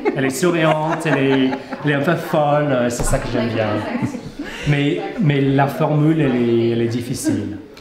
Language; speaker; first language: French; non-native, fluent; English